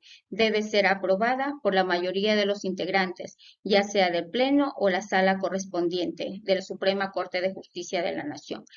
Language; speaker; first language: Spanish; native; Spanish